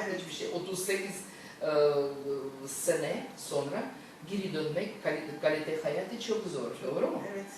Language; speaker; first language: Turkish; non-native, learner; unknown